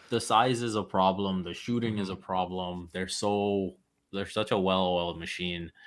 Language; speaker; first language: English; native; English